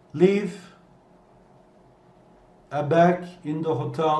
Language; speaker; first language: English; non-native, fluent; Turkish